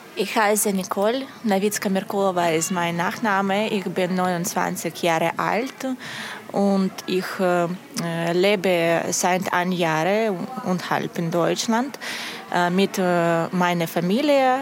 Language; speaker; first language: German; non-native, learner; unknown